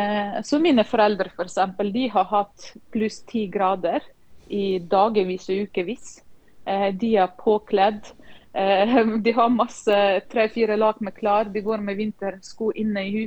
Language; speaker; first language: Norwegian; non-native, fluent; Ukrainian